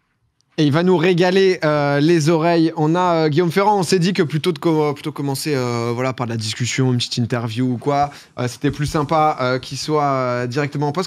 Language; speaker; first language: French; native; French